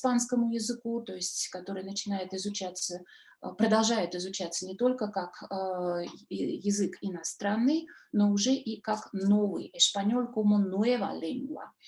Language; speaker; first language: Russian; native; Russian